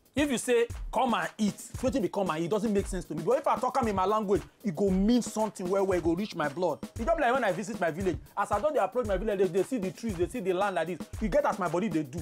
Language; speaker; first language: Nigerian Pidgin; non-native, local second language; Igbo